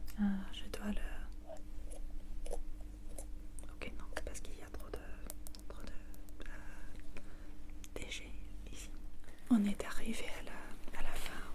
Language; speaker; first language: French; non-native, learner; English